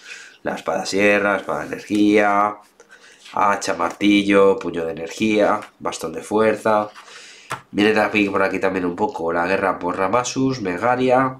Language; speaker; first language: Spanish; native; Spanish